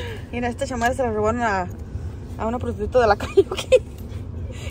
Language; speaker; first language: Spanish; early bilingual, heritage; Spanish